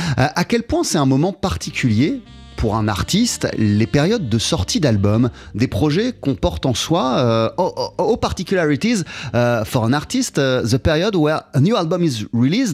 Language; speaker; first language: French; native; French